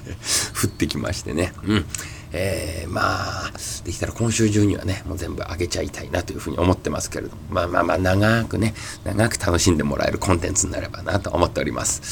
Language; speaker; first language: Japanese; native; Japanese